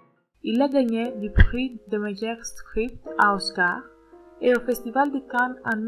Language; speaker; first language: French; non-native, learner; Greek